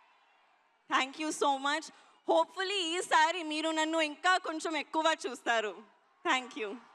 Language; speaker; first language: Telugu; non-native, learner; Hindi